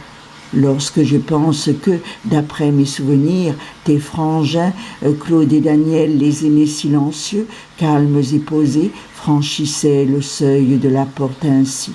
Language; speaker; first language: French; native; French